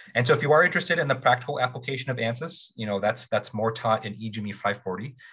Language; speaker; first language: English; native; English